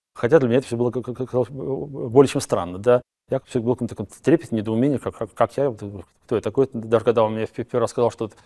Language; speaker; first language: Russian; native; Russian